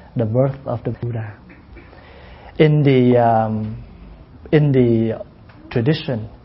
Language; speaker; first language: English; non-native, fluent; Vietnamese